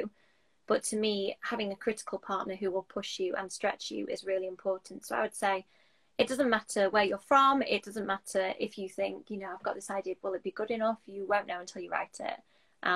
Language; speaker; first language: English; native; English